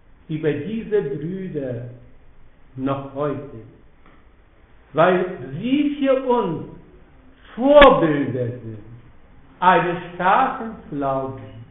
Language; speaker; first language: German; non-native, fluent; Polish